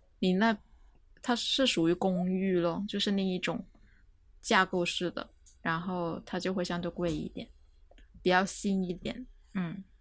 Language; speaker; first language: Chinese; non-native, local second language; Cantonese